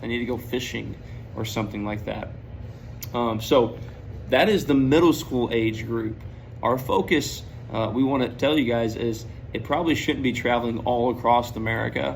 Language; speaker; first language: English; native; English